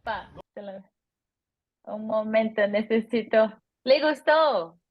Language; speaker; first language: Spanish; non-native, learner; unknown